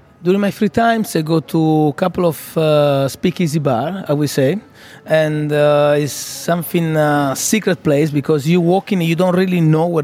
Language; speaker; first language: English; non-native, fluent; Italian